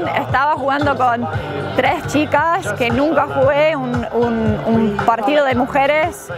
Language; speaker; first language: Spanish; non-native, fluent; English